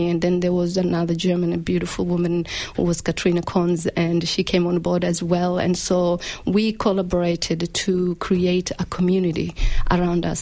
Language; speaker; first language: English; non-native, local second language; Somali